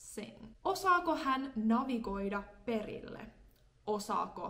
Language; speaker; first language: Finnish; non-native, fluent; English